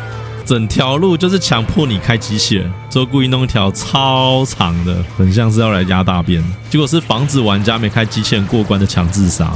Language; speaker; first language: Chinese; native; Chinese